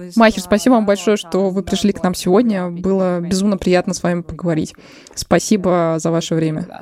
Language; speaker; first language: Russian; native; Russian